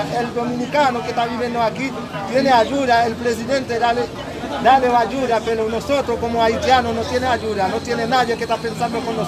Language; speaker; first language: Spanish; non-native, learner; Haitian Creole